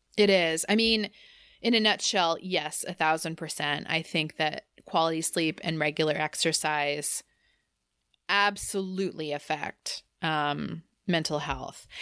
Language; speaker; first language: English; native; English